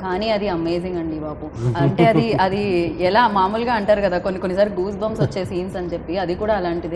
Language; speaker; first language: Telugu; native; Telugu